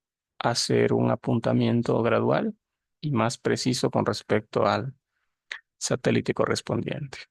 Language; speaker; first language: Spanish; native; Spanish